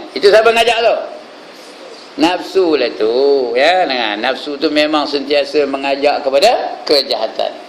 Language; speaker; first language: Malay; native; Malay